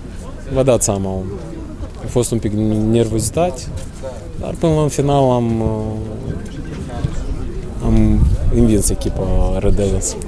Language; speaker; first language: Romanian; non-native, local second language; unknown